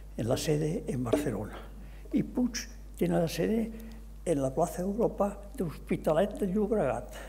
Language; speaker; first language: Spanish; non-native, local second language; Catalan